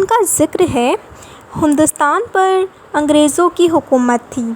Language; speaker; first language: Urdu; non-native, local second language; Sindhi